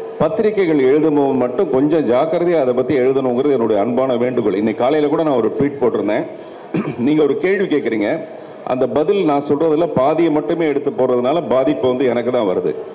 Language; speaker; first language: Tamil; native; Tamil